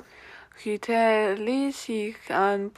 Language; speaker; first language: German; non-native, learner; Chinese